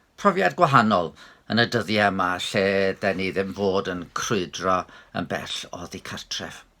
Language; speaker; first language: Welsh; native; Welsh